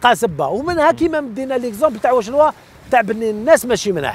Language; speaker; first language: Arabic; native; Arabic